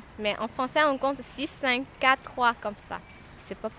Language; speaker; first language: French; non-native, learner; Lao